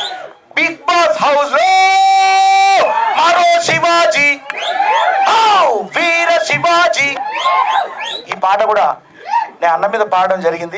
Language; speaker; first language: Telugu; native; Telugu